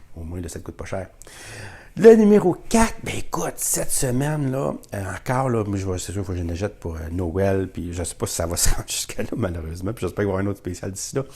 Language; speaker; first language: French; native; French